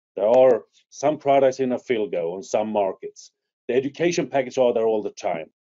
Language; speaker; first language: English; non-native, fluent; Swedish